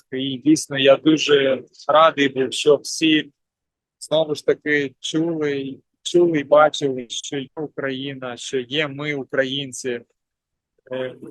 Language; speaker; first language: Ukrainian; native; Ukrainian